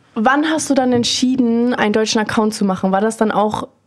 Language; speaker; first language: German; native; German